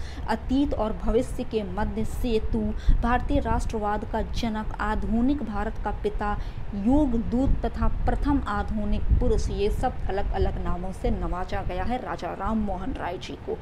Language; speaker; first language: Hindi; native; Hindi